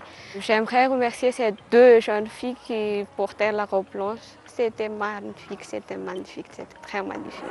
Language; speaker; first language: French; non-native, local second language; Malagasy